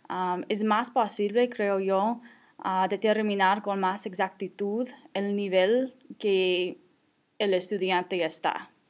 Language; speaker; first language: Spanish; non-native, fluent; English